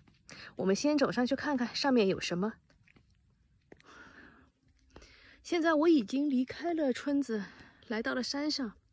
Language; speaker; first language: Chinese; native; Chinese